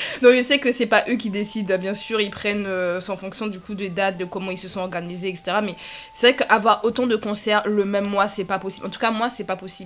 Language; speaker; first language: French; native; French